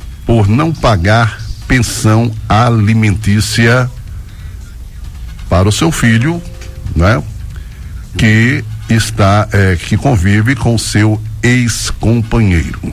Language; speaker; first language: Portuguese; native; Portuguese